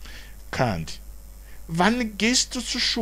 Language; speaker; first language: German; non-native, fluent; Rundi